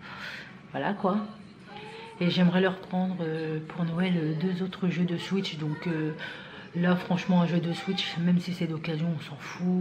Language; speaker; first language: French; native; French